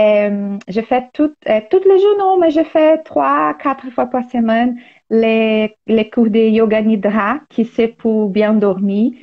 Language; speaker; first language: French; non-native, learner; Portuguese